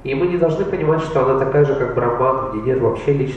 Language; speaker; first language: Russian; native; Russian